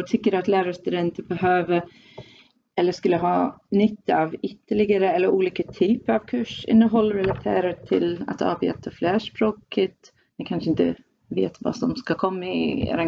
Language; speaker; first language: Swedish; non-native, fluent; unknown